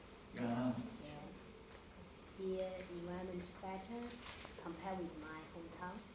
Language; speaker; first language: English; non-native, learner; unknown